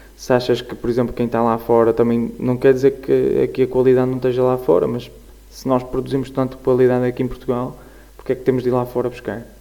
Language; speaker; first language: Portuguese; native; Portuguese